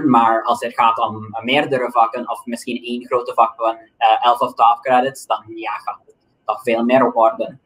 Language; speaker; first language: Dutch; non-native, local second language; Papiamento